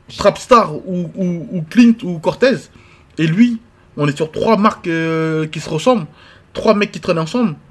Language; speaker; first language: French; native; French